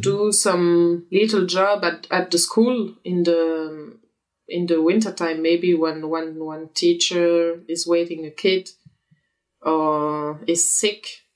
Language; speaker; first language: English; non-native, fluent; French